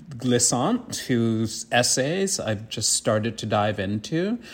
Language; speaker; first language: English; native; English